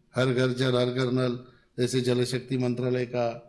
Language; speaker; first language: Hindi; non-native, local second language; Marathi